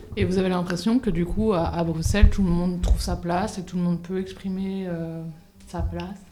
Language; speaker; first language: French; native; French